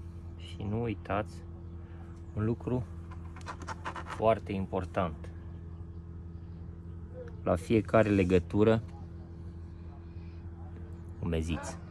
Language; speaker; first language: Romanian; native; Romanian